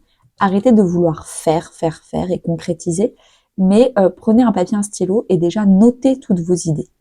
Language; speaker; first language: French; native; French